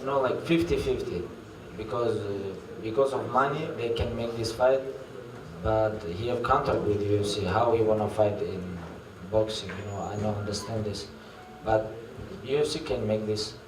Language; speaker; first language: English; non-native, learner; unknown